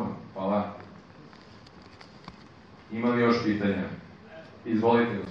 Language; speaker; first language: Serbian; native; Serbian